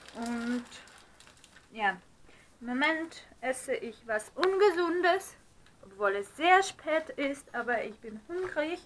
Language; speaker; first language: German; non-native, fluent; Russian